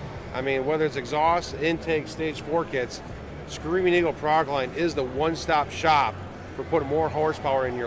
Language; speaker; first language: English; native; English